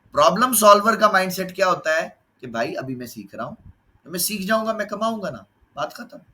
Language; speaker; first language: Urdu; non-native, local second language; Punjabi